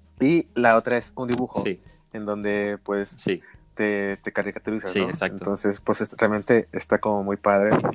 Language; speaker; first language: Spanish; native; Spanish